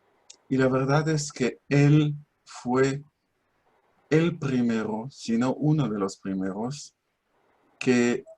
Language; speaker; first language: Spanish; non-native, fluent; Hebrew